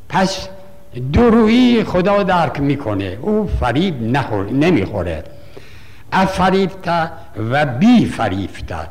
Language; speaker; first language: Persian; native; Persian